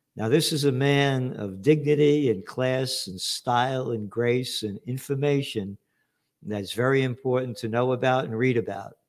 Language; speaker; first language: English; native; English